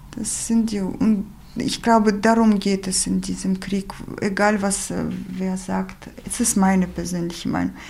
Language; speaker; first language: German; non-native, fluent; Ukrainian